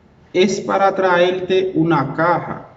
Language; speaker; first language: Spanish; non-native, fluent; Haitian Creole